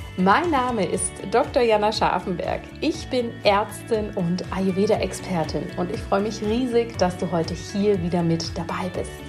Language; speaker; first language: German; native; German